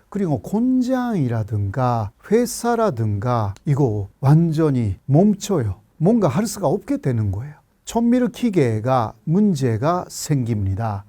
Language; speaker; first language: Korean; non-native, fluent; Japanese